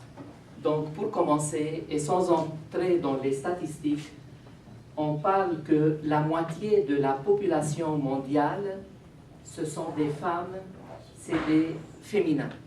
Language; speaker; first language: French; non-native, fluent; Arabic